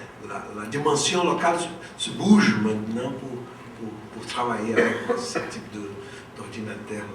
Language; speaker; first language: French; non-native, local second language; Portuguese